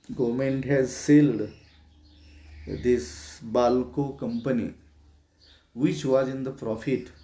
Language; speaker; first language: English; non-native, local second language; Marathi